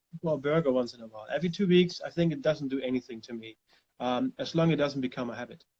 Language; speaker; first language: English; non-native, fluent; German